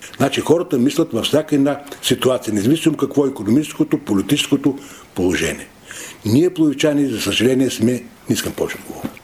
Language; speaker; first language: Bulgarian; native; Bulgarian